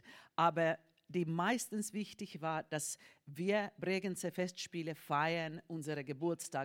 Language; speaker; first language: German; non-native, fluent; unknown